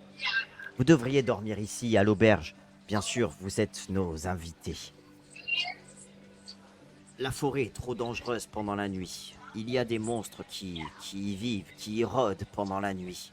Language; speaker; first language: French; native; French